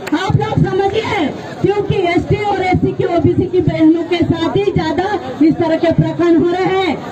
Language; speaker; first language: Hindi; native; Hindi